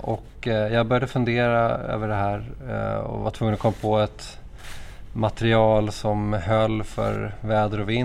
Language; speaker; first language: Swedish; native; Swedish